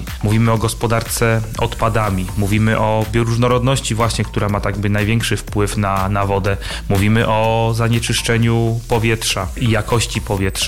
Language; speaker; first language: Polish; native; Polish